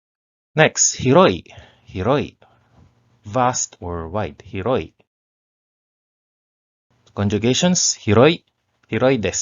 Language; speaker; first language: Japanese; non-native, learner; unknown